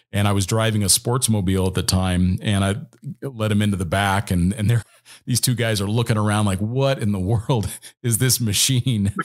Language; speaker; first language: English; native; English